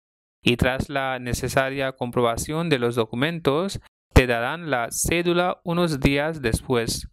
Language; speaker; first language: Spanish; non-native, fluent; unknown